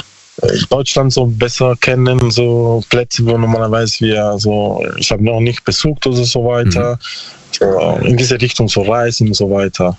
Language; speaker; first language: German; non-native, learner; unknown